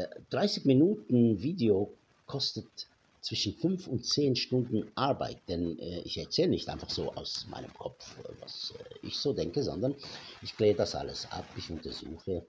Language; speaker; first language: German; non-native, fluent; Arabic